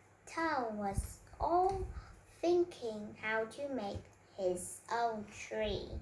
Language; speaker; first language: English; non-native, learner; Vietnamese